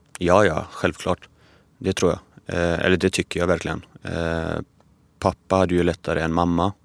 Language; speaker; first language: Swedish; early bilingual, other home language; Albanian